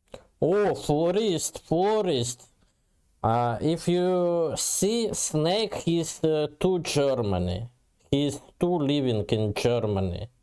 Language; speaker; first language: English; non-native, learner; Russian